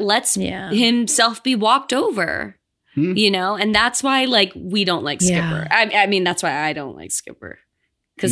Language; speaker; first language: English; native; English